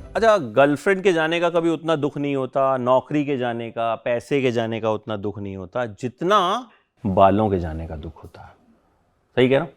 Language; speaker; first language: Hindi; native; Hindi